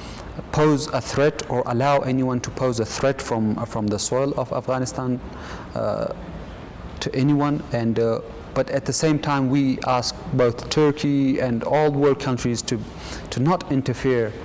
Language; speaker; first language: English; non-native, fluent; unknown